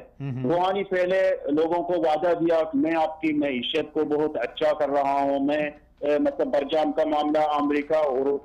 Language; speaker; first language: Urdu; non-native, learner; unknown